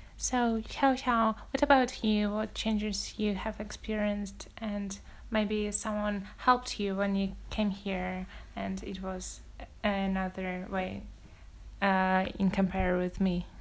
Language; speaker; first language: English; non-native, fluent; Russian